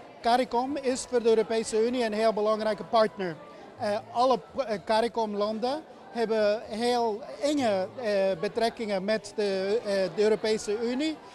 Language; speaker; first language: Dutch; non-native, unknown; English